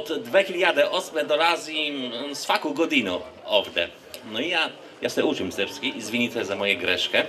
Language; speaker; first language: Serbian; non-native, learner; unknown